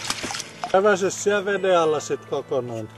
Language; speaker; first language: Finnish; native; Finnish